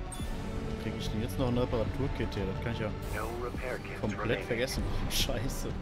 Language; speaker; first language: German; native; German